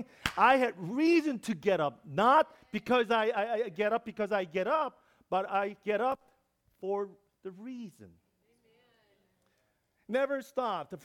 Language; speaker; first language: English; non-native, learner; Korean